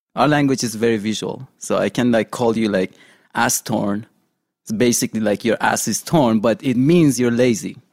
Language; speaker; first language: English; non-native, fluent; Portuguese